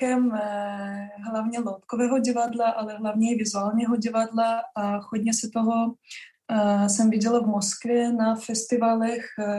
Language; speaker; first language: Czech; non-native, fluent; Russian